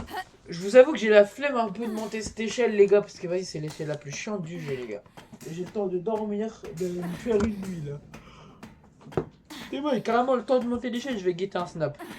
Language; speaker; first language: French; native; French